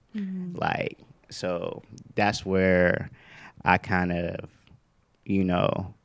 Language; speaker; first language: English; native; English